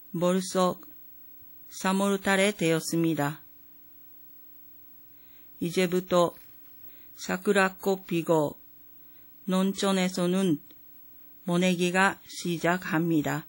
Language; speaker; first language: Korean; non-native, fluent; Japanese